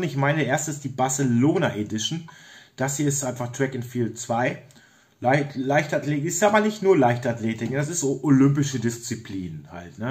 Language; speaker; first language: German; native; German